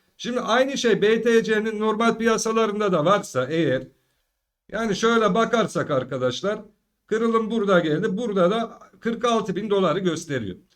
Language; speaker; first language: Turkish; early bilingual, heritage; Turkish